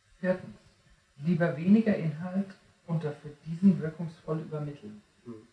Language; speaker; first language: German; native; German